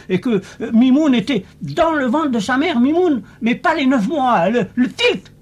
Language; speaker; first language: French; non-native, local second language; Arabic